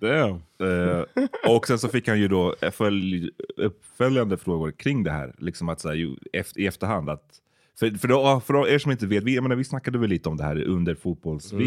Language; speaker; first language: Swedish; native; Swedish